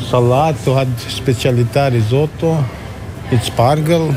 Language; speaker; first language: German; non-native, learner; Italian